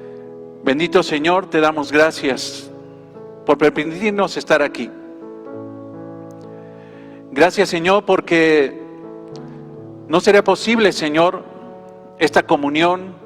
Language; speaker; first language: Spanish; native; Spanish